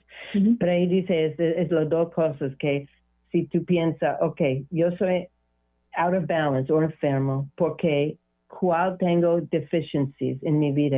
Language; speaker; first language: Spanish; non-native, learner; English